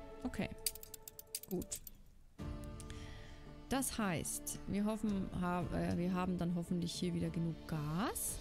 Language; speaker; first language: German; native; German